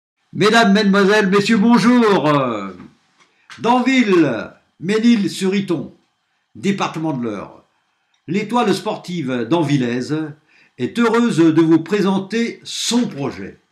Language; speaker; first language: French; native; French